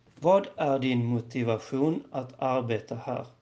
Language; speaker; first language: Swedish; non-native, learner; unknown